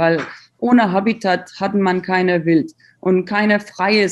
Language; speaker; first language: German; non-native, learner; Afrikaans